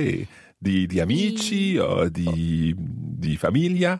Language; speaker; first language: Italian; non-native, fluent; English